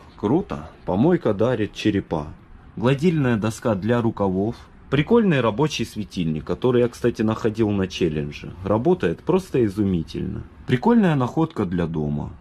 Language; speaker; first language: Russian; native; Russian